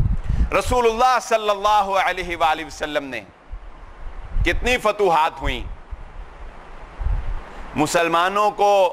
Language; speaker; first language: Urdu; non-native, local second language; Punjabi